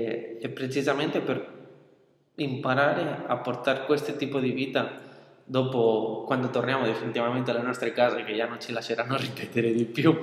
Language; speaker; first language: Italian; non-native, fluent; Spanish